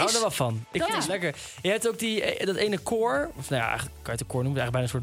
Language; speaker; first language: Dutch; native; Dutch